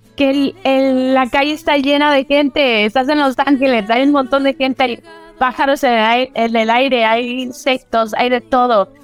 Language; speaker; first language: Spanish; early bilingual, heritage; Spanish